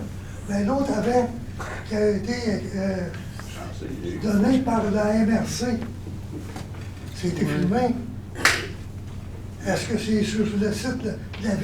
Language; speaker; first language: French; native; French